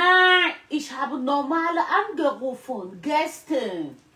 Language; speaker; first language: German; non-native, learner; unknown